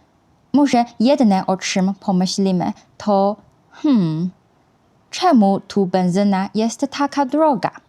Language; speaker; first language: Polish; non-native, fluent; Chinese